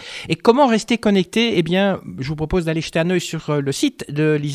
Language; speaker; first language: French; native; French